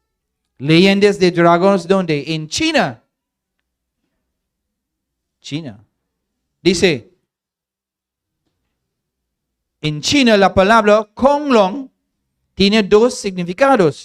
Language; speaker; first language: Spanish; non-native, fluent; English